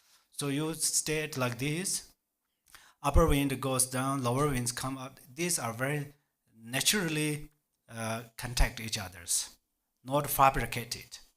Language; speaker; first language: English; non-native, learner; Tibetan